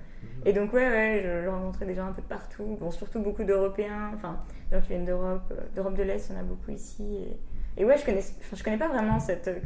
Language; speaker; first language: French; native; French